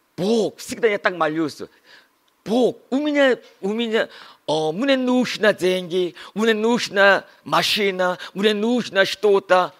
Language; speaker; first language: Russian; non-native, learner; Korean